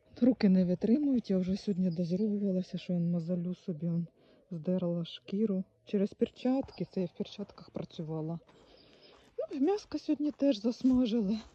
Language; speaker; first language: Ukrainian; native; Ukrainian